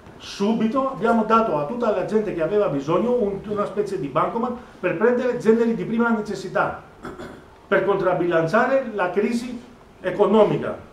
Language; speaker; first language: Italian; non-native, fluent; Greek